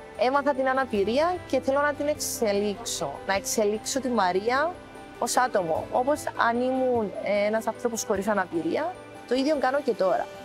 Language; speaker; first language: Greek; native; Greek